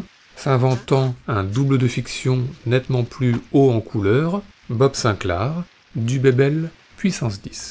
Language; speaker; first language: French; native; French